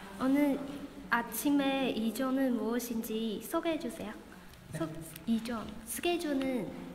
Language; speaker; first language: Korean; non-native, learner; Chinese